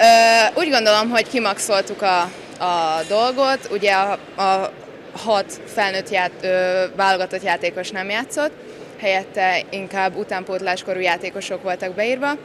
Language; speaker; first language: Hungarian; native; Hungarian